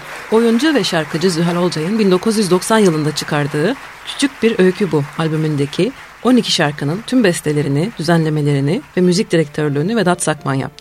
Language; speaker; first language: Turkish; native; Turkish